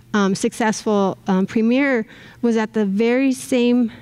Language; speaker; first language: English; native; English